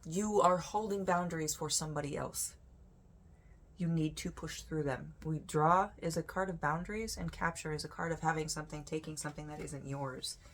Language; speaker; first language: English; native; English